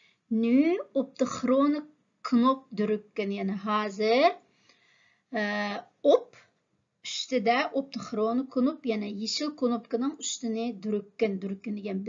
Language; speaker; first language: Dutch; non-native, fluent; Uyghur